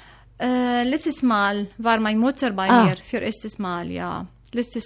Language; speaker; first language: German; non-native, learner; Arabic